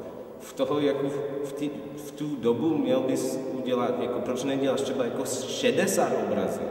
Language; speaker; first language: Czech; non-native, fluent; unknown